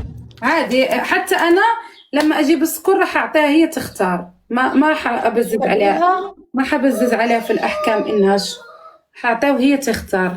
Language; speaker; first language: Arabic; native; Arabic